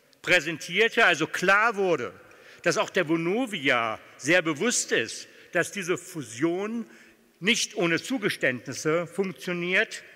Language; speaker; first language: German; native; German